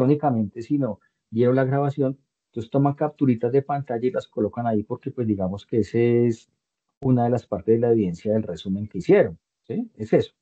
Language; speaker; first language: Spanish; native; Spanish